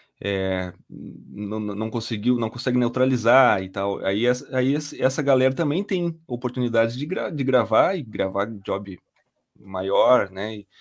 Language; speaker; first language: Portuguese; native; Portuguese